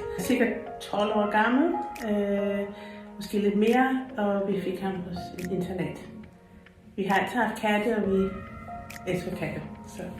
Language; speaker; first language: Danish; non-native, fluent; English